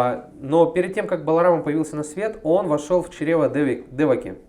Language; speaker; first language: Russian; native; Russian